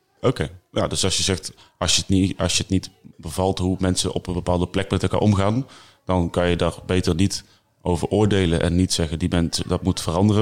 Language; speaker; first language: Dutch; native; Dutch